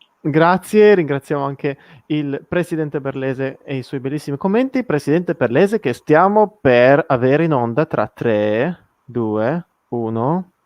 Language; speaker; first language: Italian; native; Italian